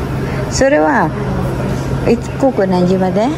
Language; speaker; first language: Japanese; non-native, fluent; Filipino